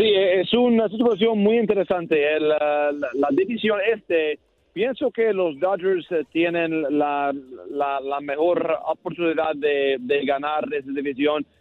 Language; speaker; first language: Spanish; non-native, learner; English